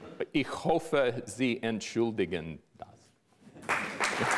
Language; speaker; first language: German; non-native, learner; English